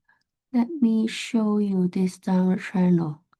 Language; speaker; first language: English; non-native, fluent; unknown